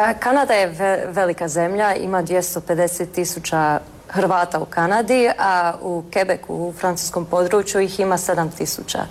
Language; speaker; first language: Croatian; early bilingual, heritage; Croatian